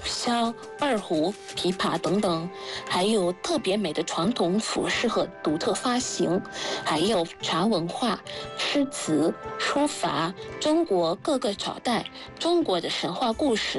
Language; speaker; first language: Chinese; non-native, fluent; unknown